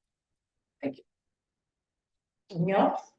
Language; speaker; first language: English; native; English